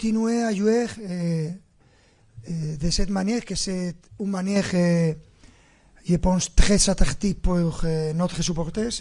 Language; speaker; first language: French; non-native, fluent; Spanish